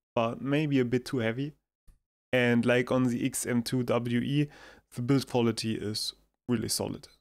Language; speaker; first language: English; non-native, fluent; German